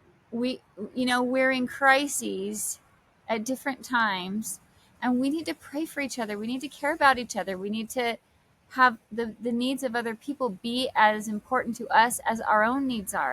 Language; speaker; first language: English; native; English